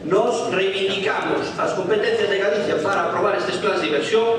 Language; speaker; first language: Spanish; non-native, local second language; Galician